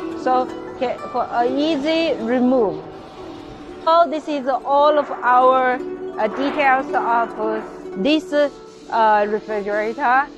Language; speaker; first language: English; non-native, learner; Chinese